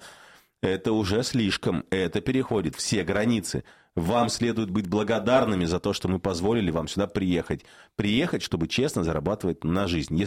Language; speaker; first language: Russian; native; Russian